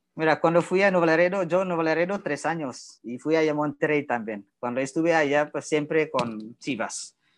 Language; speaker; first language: Spanish; non-native, learner; Indonesian